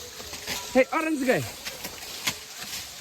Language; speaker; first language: English; non-native, local second language; Fijian